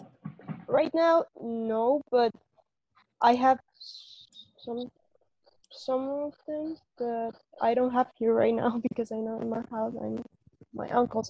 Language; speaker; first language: English; non-native, learner; Spanish